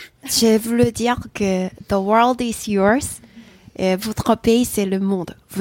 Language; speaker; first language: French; non-native, fluent; Korean